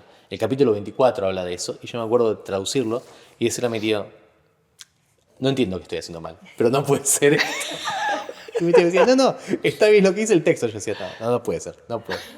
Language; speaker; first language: Spanish; native; Spanish